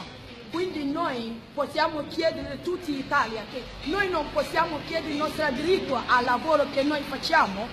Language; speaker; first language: Italian; non-native, learner; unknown